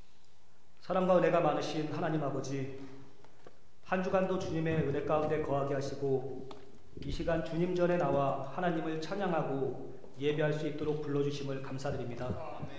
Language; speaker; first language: Korean; native; Korean